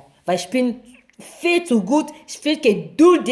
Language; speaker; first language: German; non-native, learner; Lingala